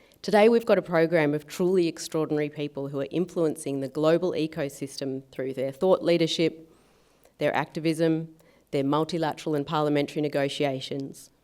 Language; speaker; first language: English; native; English